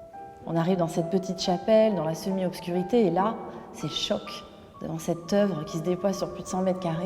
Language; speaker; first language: French; native; French